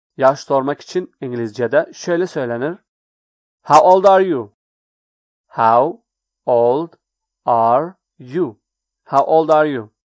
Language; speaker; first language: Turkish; non-native, learner; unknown